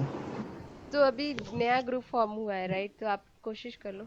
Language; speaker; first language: Hindi; native; Hindi